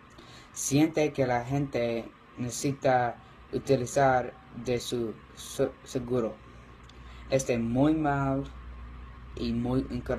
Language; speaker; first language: Spanish; non-native, learner; English